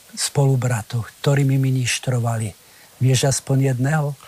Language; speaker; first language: Slovak; native; Slovak